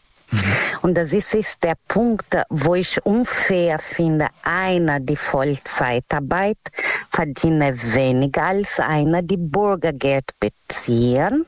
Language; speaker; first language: German; non-native, learner; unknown